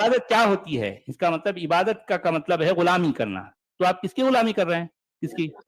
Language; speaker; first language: Urdu; native; Urdu